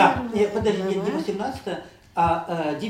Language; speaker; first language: Russian; early bilingual, heritage; Russian